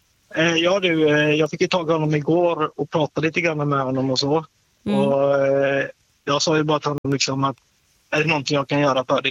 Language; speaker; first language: Swedish; native; Swedish